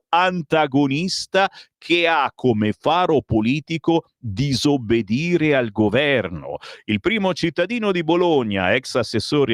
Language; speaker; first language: Italian; native; Italian